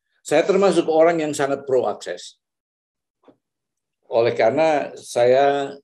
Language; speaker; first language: Malay; native; Malay